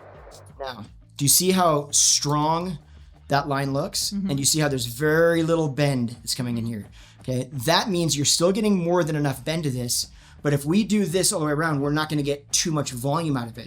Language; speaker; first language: English; native; English